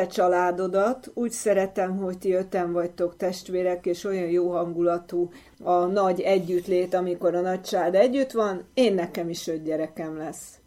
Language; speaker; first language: Hungarian; native; Hungarian